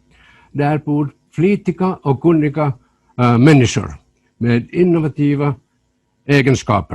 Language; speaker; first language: Swedish; non-native, local second language; Finnish